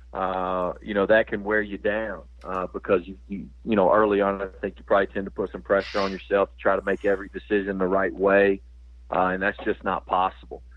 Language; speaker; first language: English; native; English